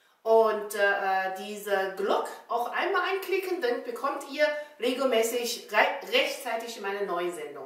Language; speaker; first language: German; non-native, learner; Chinese